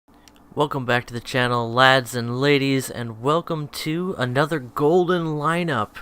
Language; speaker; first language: English; native; English